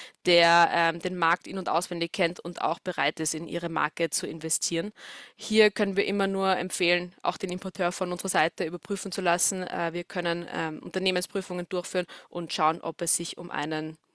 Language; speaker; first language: German; native; German